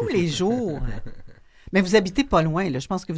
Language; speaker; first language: French; native; French